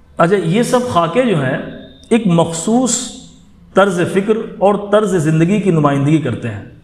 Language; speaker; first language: Urdu; native; Urdu